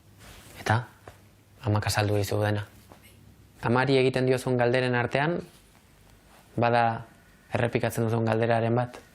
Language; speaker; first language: Basque; native; Basque